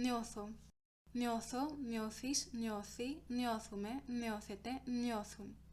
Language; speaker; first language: Greek; non-native, fluent; French